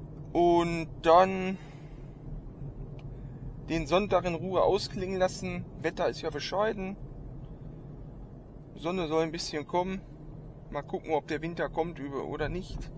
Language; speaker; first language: German; native; German